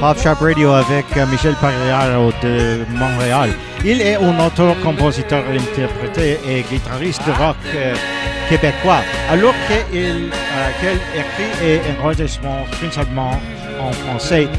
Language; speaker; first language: French; non-native, learner; English